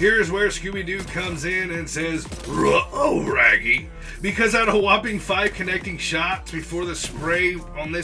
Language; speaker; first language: English; native; English